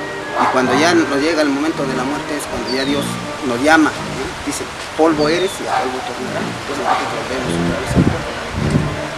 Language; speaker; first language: Spanish; native; Spanish